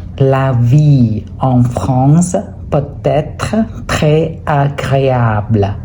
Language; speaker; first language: French; non-native, fluent; Thai